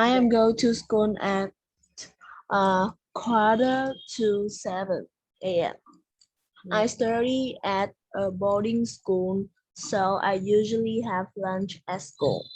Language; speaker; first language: English; non-native, learner; Vietnamese